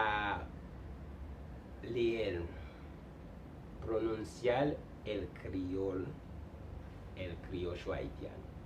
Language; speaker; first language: Spanish; non-native, fluent; Haitian Creole